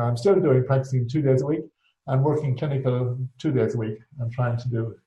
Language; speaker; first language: English; native; English